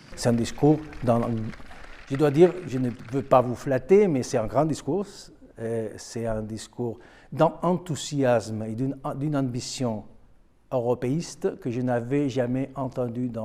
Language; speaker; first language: French; non-native, fluent; Spanish